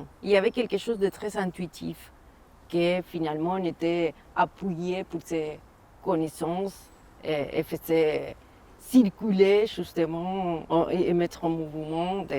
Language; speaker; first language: French; non-native, fluent; Spanish